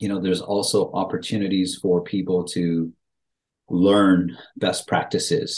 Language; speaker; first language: English; native; English